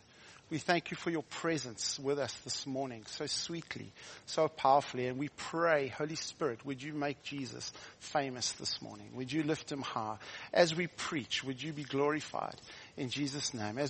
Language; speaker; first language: English; native; English